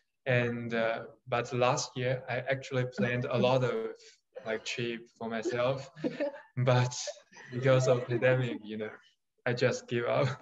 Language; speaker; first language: English; non-native, fluent; Chinese